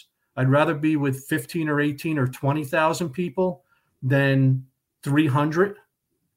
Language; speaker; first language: English; native; English